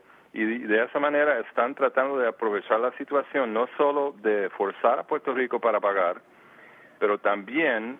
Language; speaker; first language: Spanish; early bilingual, heritage; Spanish